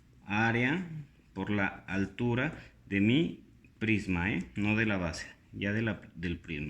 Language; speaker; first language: Spanish; native; Spanish